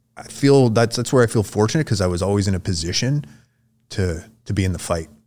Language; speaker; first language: English; native; English